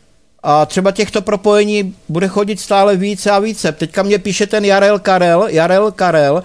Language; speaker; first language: Czech; native; Czech